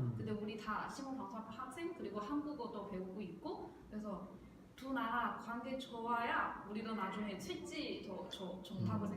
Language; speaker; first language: Korean; non-native, learner; Chinese